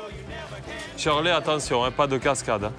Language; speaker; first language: French; native; French